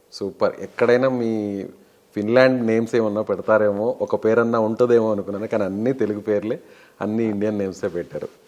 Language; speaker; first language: Telugu; native; Telugu